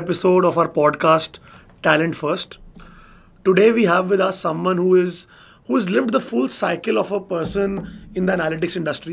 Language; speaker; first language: English; non-native, local second language; Hindi